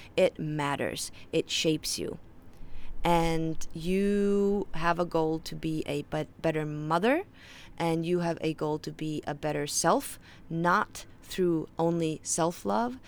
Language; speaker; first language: English; non-native, fluent; Faroese